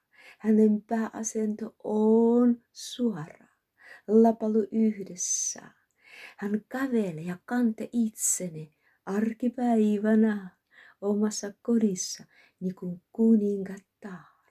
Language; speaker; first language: Finnish; non-native, learner; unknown